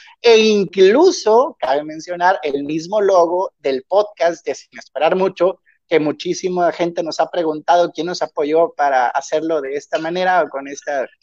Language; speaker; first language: Spanish; native; Spanish